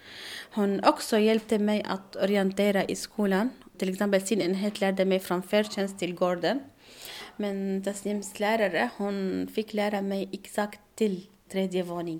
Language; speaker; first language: Swedish; non-native, learner; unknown